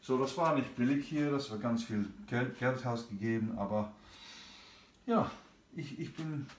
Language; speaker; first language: German; non-native, learner; English